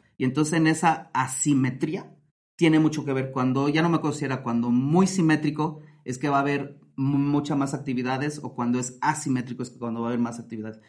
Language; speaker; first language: Spanish; native; Spanish